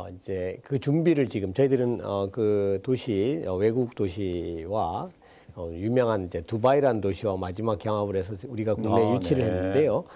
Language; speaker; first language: Korean; native; Korean